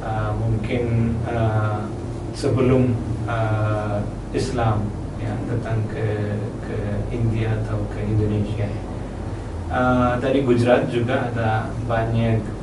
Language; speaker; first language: Indonesian; non-native, learner; Malayalam